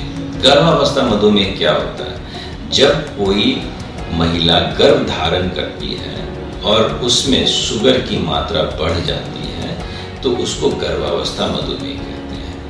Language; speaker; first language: Hindi; native; Hindi